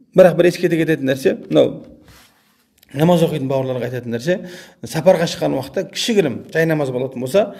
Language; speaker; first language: Kazakh; native; Kazakh